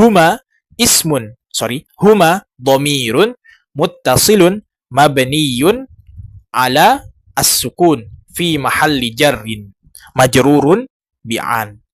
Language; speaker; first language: Arabic; non-native, fluent; Indonesian